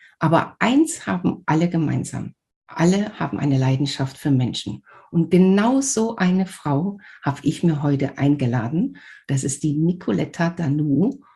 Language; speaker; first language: German; native; German